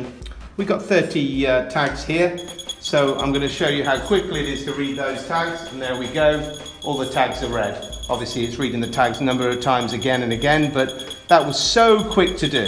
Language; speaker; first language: English; native; English